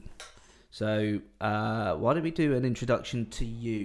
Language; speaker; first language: English; native; English